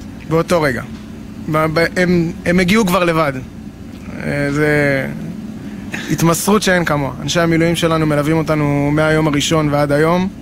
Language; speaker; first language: Hebrew; native; Hebrew